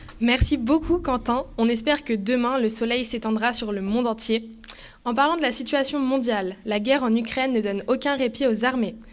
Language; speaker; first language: French; native; French